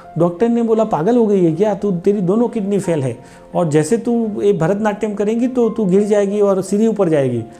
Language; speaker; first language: Hindi; non-native, local second language; Gujarati